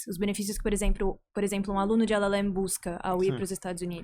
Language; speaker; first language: Portuguese; native; Portuguese